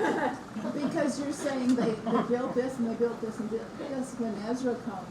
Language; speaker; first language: English; native; English